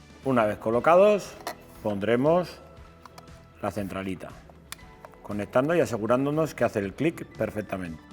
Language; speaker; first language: Spanish; native; Spanish